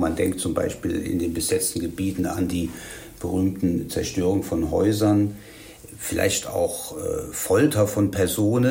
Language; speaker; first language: German; native; German